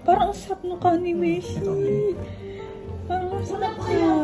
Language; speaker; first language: Japanese; non-native, learner; Filipino